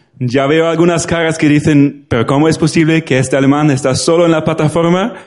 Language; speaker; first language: Spanish; non-native, fluent; German